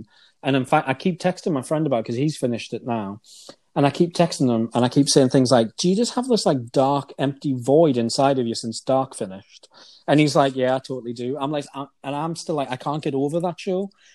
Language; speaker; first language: English; native; English